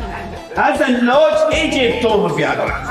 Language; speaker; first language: Hungarian; non-native, learner; Arabic